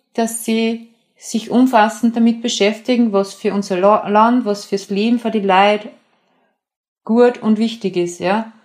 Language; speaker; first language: German; native; German